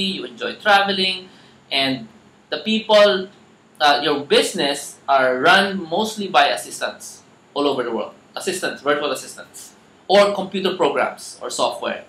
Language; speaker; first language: English; non-native, local second language; Filipino